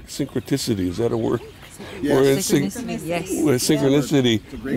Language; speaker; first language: English; native; English